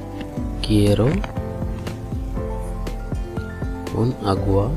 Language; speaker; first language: Spanish; non-native, fluent; Telugu